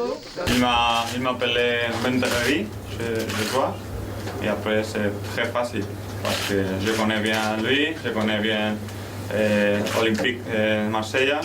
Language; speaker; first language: French; non-native, learner; Spanish